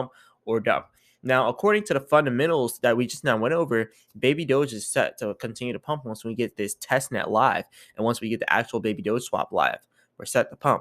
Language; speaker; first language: English; native; English